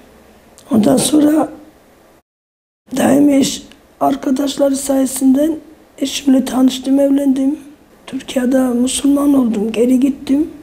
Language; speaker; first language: Turkish; non-native, fluent; Armenian